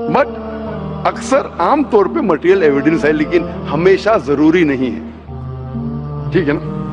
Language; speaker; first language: Hindi; non-native, local second language; Konkani